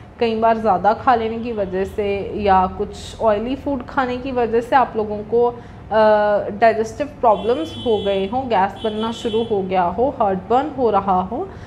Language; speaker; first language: Hindi; native; Hindi